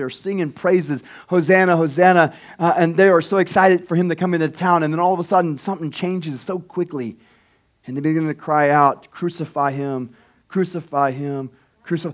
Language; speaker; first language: English; native; English